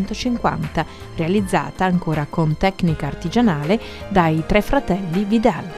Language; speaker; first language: Italian; native; Italian